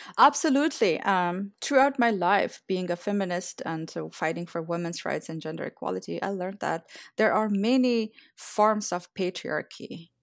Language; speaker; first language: English; non-native, fluent; Persian